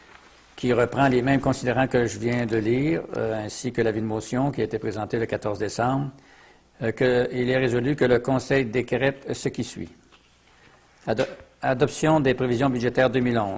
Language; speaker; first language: French; native; French